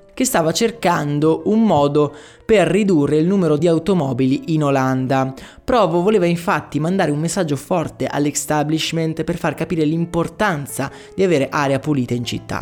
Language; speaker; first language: Italian; native; Italian